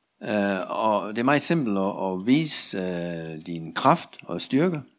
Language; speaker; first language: Danish; non-native, learner; Russian